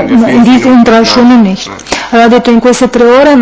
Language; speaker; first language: German; non-native, fluent; Italian